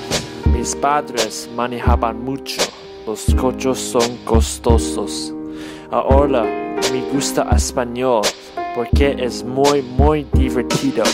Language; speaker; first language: Spanish; non-native, learner; English